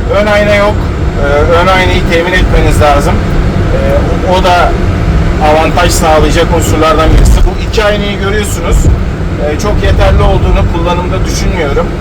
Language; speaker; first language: Turkish; native; Turkish